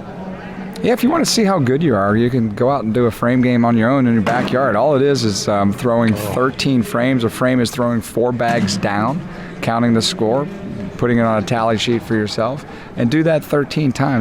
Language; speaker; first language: English; native; English